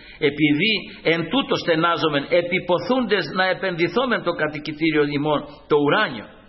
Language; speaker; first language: Greek; native; Greek